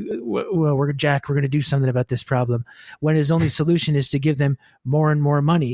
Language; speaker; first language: English; native; English